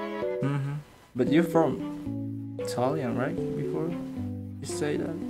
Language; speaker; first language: English; non-native, learner; Indonesian